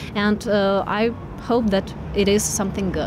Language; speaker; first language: English; non-native, fluent; Russian